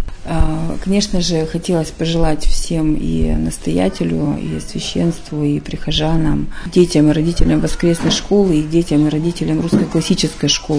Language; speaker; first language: Russian; native; Russian